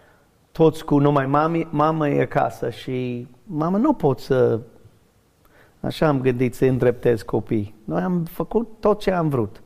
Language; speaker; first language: Romanian; non-native, learner; English